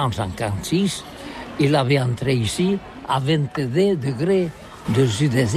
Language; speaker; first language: French; non-native, learner; Catalan